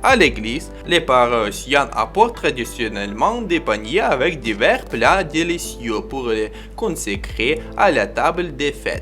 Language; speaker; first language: French; non-native, learner; Ukrainian